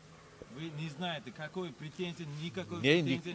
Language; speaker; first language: Russian; non-native, local second language; Uzbek